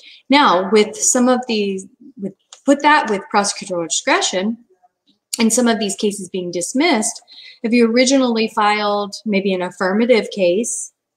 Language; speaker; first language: English; native; English